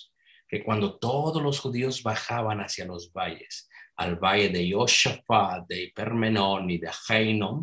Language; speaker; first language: Spanish; native; Spanish